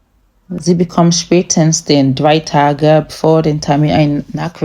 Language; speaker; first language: German; non-native, fluent; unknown